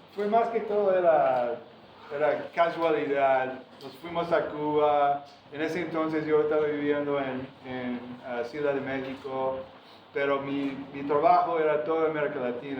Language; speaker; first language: Spanish; non-native, fluent; English